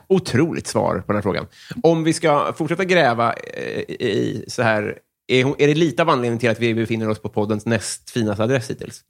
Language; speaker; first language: Swedish; native; Swedish